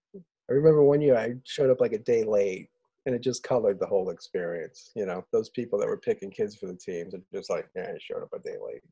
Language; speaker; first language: English; native; English